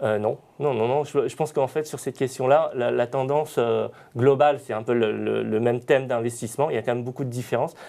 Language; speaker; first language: French; native; French